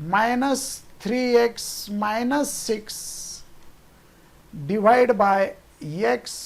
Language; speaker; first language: Hindi; non-native, local second language; Marathi